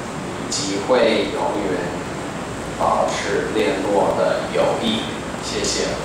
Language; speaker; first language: Chinese; non-native, fluent; English